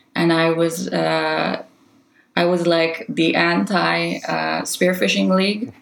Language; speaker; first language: English; non-native, fluent; Hebrew